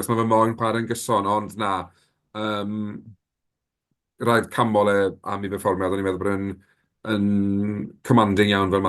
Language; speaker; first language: Welsh; native; Welsh